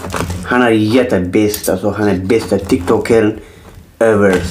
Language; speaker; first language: Swedish; non-native, learner; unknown